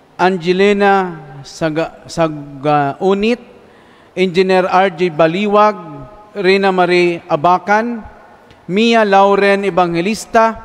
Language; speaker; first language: Filipino; non-native, local second language; Cebuano